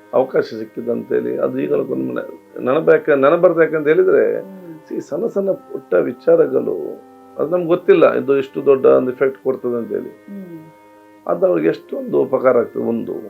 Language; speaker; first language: Kannada; non-native, local second language; Urdu